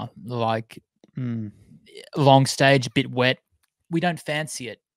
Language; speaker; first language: English; native; English